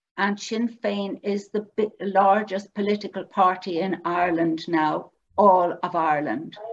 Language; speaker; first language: English; native; English